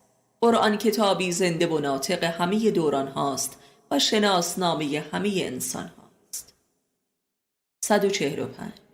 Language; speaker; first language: Persian; native; Persian